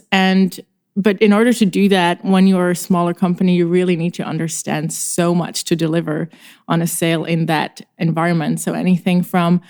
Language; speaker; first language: English; non-native, fluent; Czech